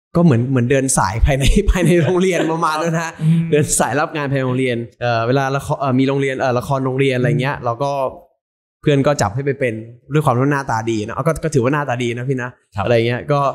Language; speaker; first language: Thai; native; Thai